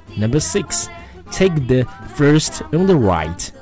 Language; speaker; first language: English; non-native, fluent; Chinese